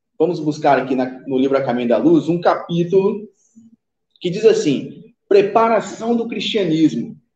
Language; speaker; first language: Portuguese; native; Portuguese